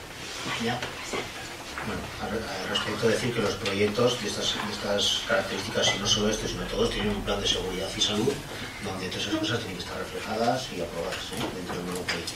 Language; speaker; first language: Spanish; native; Spanish